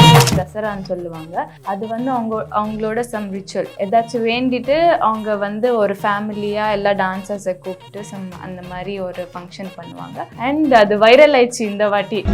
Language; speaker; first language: Tamil; native; Tamil